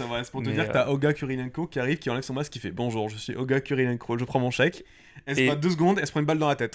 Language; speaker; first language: French; native; French